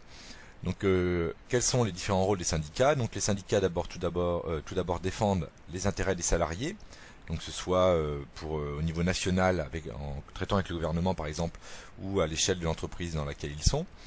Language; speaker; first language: French; native; French